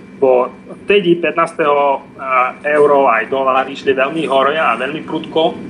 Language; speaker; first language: Slovak; non-native, fluent; Russian